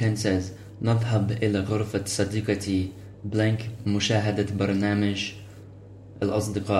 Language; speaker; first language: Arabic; non-native, fluent; English